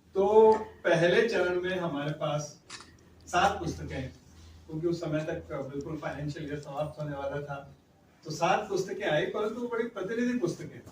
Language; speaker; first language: Hindi; native; Hindi